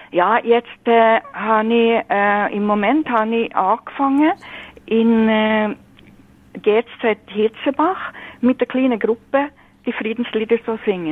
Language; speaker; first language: German; non-native, fluent; Norwegian